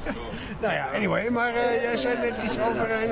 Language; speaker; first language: Dutch; native; Dutch